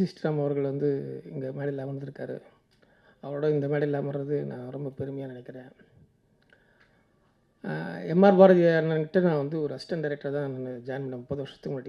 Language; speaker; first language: Tamil; native; Tamil